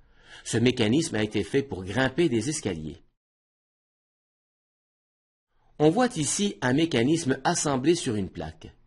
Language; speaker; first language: French; native; French